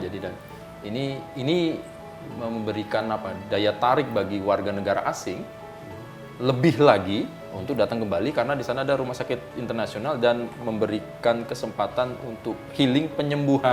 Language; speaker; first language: Indonesian; native; Indonesian